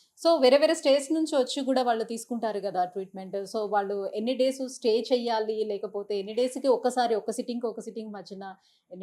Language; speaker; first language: Telugu; native; Telugu